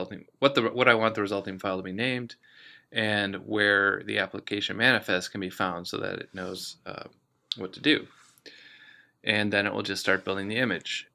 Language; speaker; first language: English; native; English